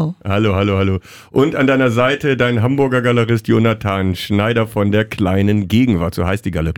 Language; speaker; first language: German; native; German